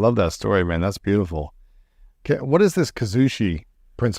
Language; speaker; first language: English; native; English